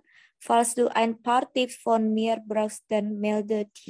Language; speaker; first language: German; non-native, learner; Indonesian